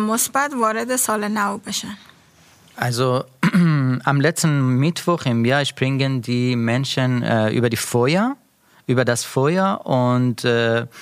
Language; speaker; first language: German; non-native, learner; Persian